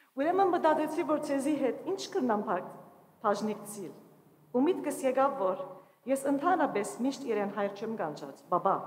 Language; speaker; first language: Armenian; early bilingual, heritage; Armenian